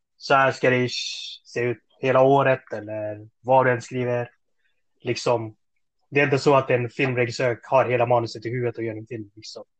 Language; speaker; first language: Swedish; early bilingual, other home language; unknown